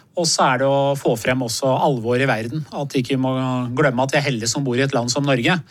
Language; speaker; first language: Norwegian; early bilingual, other home language; Persian